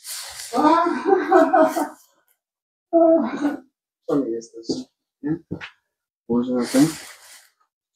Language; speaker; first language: Polish; non-native, learner; English